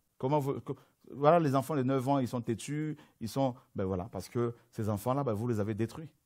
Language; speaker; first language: French; non-native, local second language; Lingala